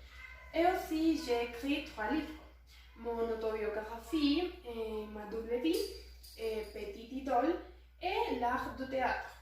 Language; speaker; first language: French; non-native, learner; Spanish